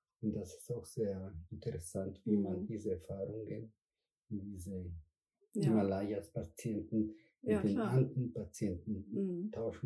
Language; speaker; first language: German; non-native, fluent; Spanish